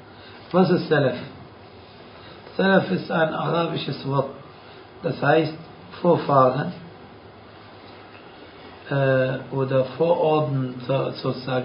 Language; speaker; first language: German; non-native, fluent; Arabic